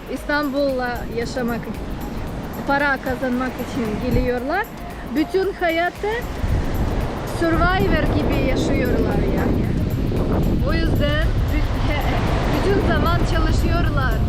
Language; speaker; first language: Turkish; non-native, learner; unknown